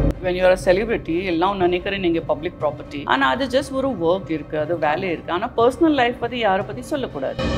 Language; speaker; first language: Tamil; non-native, learner; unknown